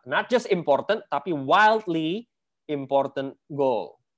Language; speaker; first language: English; non-native, fluent; Indonesian